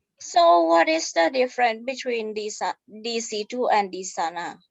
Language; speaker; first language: English; non-native, fluent; Thai